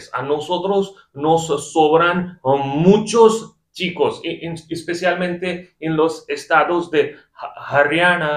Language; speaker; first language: Spanish; non-native, fluent; Hindi